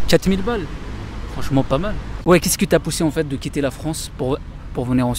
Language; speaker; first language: French; native; French